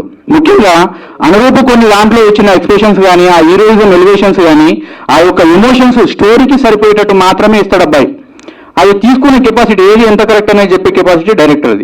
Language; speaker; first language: Telugu; native; Telugu